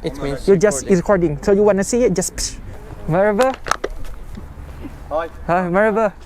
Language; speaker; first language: English; non-native, learner; Thai